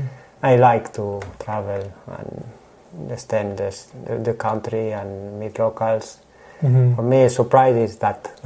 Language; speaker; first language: English; non-native, learner; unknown